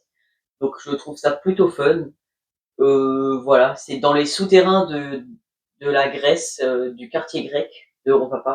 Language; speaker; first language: French; native; French